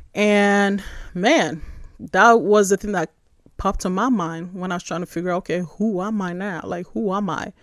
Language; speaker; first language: English; non-native, local second language; Igbo